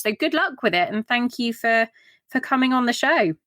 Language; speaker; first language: English; native; English